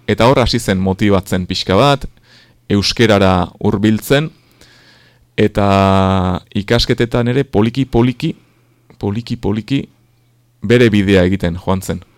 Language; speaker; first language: Basque; native; Basque